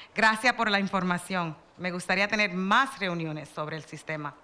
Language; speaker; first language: English; early bilingual, other home language; Spanish